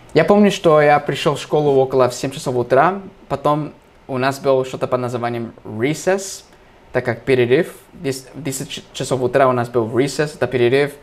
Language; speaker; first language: Russian; non-native, fluent; English